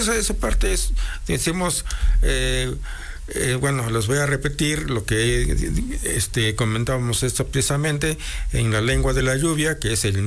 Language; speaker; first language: Spanish; non-native, local second language; Mixtepec Mixtec